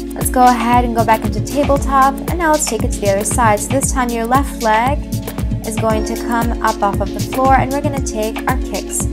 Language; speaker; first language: English; native; English